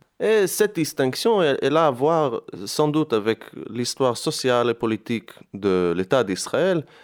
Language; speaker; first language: French; non-native, fluent; Hebrew